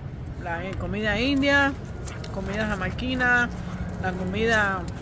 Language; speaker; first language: Spanish; non-native, learner; English